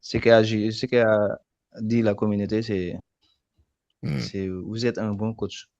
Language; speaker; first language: French; non-native, learner; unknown